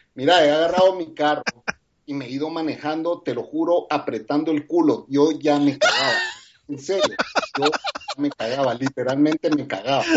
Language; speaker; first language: Spanish; native; Spanish